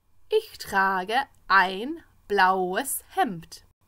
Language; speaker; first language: German; non-native, fluent; English